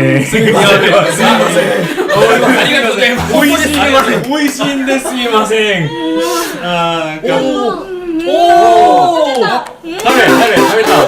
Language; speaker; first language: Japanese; non-native, learner; Korean